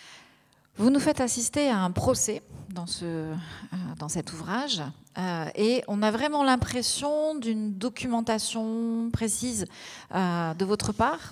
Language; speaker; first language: French; native; French